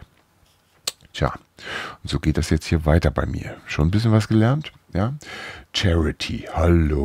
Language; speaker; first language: German; native; German